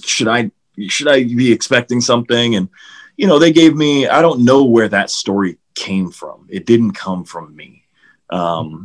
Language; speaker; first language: English; native; English